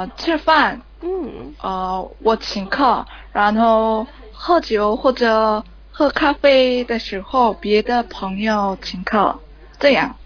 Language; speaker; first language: Chinese; non-native, learner; Korean